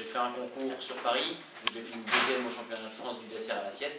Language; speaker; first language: French; native; French